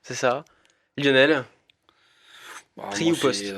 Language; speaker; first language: French; native; French